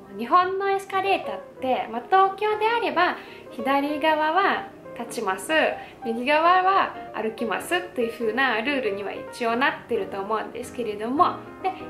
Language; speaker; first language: Japanese; non-native, fluent; Russian